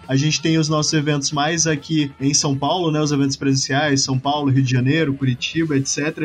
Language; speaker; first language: Portuguese; native; Portuguese